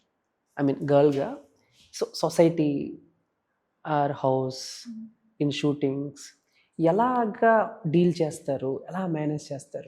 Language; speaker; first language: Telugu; native; Telugu